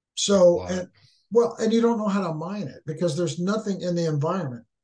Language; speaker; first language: English; native; English